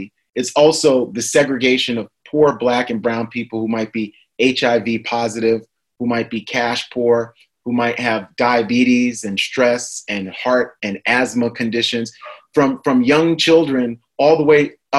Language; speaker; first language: English; native; English